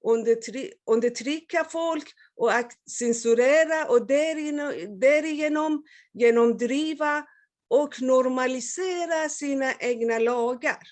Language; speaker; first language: Swedish; non-native, fluent; Persian